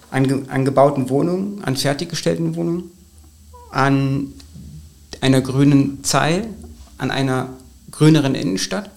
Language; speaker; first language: German; native; German